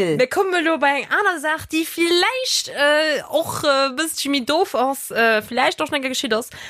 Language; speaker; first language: Luxembourgish; native; Luxembourgish